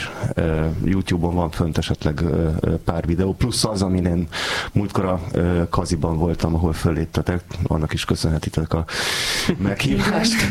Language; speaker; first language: Hungarian; native; Hungarian